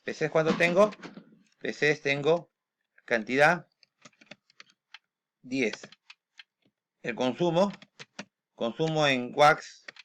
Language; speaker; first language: Spanish; native; Spanish